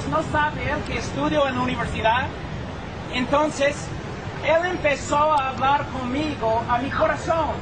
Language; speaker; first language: Spanish; non-native, fluent; English